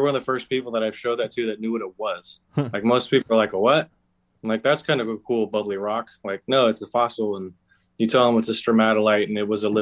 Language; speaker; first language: English; native; English